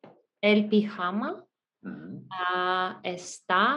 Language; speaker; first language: Spanish; non-native, learner; Russian